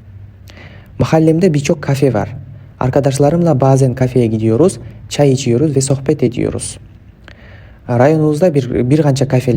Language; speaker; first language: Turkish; non-native, fluent; Kyrgyz